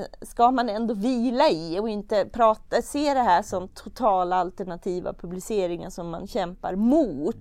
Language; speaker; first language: Swedish; early bilingual, other home language; German